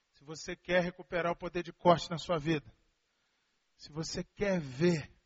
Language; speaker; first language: Portuguese; native; Portuguese